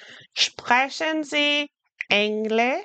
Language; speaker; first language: German; non-native, fluent; English